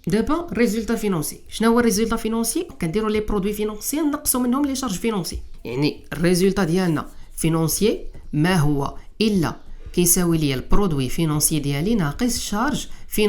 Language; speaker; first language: Arabic; native; Arabic